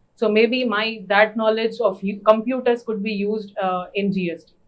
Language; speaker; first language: English; non-native, local second language; Gujarati